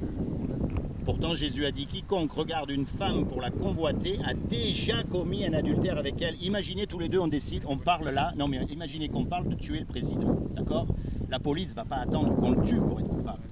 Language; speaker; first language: French; native; French